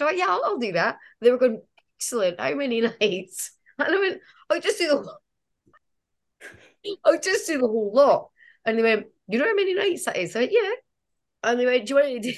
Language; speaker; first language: English; native; English